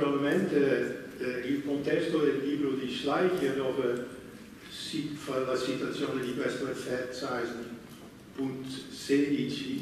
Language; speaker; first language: Italian; non-native, fluent; Dutch